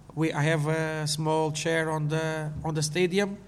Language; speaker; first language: English; non-native, learner; Portuguese